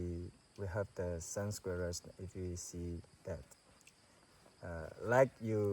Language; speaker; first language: English; non-native, learner; S'gaw Karen